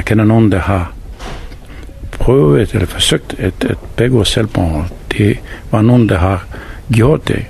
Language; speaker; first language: Danish; non-native, fluent; Bosnian